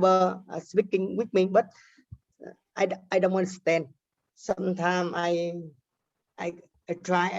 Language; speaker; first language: English; non-native, learner; Vietnamese